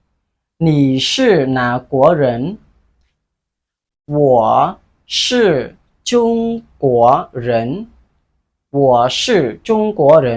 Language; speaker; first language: Chinese; non-native, fluent; Khmer